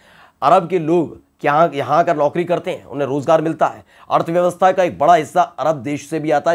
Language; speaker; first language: Hindi; native; Hindi